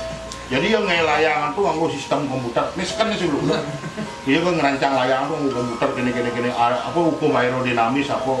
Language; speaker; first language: Indonesian; non-native, local second language; Balinese